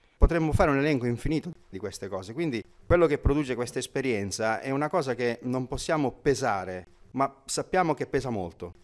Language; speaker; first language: Italian; native; Italian